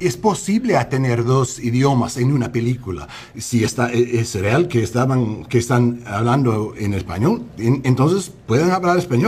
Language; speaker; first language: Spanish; non-native, learner; English